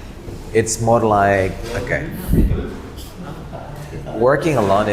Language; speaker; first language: English; non-native, fluent; Indonesian